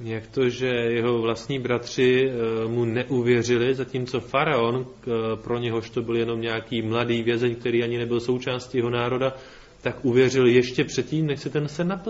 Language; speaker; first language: Czech; native; Czech